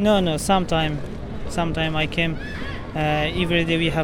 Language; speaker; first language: English; non-native, learner; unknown